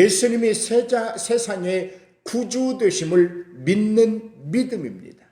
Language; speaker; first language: Korean; native; Korean